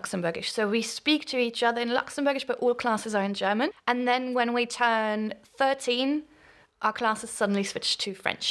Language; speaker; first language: English; non-native, fluent; Luxembourgish